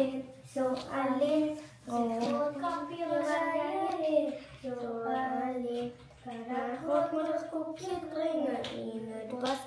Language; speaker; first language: Dutch; early bilingual, other home language; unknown